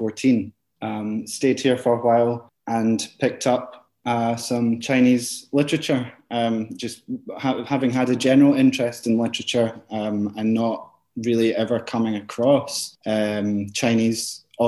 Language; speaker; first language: English; native; English